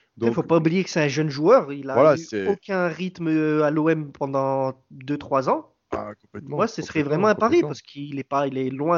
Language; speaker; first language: French; native; French